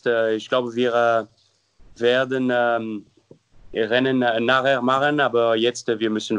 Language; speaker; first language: German; non-native, local second language; French